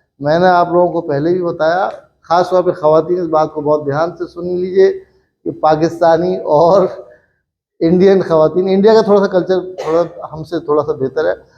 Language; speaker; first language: Urdu; native; Urdu